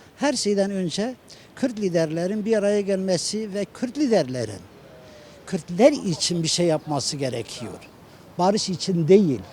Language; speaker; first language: Turkish; non-native, local second language; Kurdish